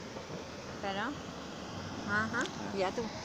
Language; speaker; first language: Spanish; native; Spanish